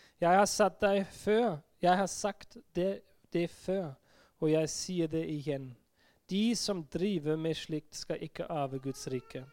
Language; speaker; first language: Norwegian; non-native, fluent; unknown